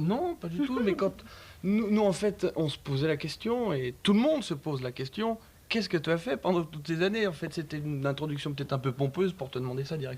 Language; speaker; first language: French; native; French